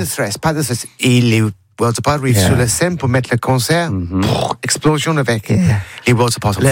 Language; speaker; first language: French; non-native, learner; English